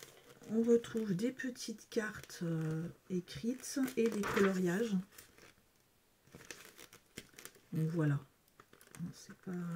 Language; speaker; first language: French; native; French